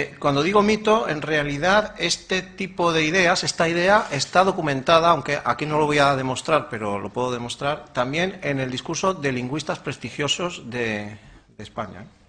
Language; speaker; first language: Spanish; native; Spanish